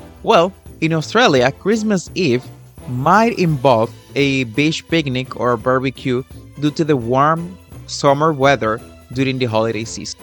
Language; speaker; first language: English; non-native, fluent; Spanish